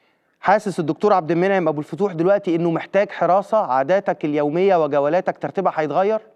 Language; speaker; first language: Arabic; native; Arabic